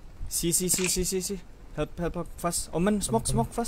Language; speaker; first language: English; non-native, local second language; Malay